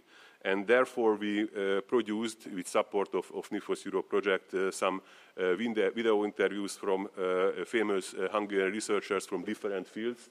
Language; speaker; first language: English; non-native, fluent; Hungarian